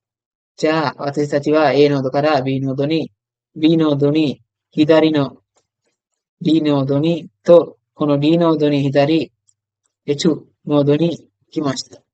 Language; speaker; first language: Japanese; non-native, fluent; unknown